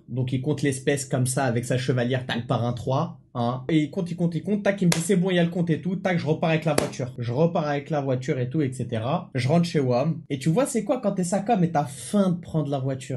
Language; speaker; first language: French; native; French